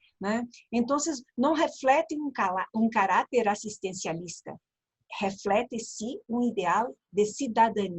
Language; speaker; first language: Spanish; non-native, learner; Portuguese